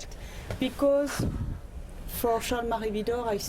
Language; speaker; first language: English; non-native, learner; French